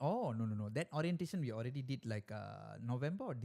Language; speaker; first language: English; native; English